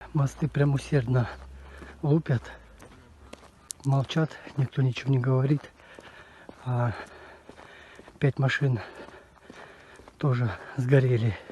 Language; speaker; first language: Russian; native; Russian